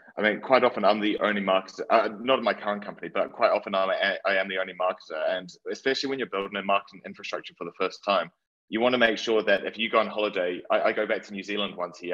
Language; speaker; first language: English; native; English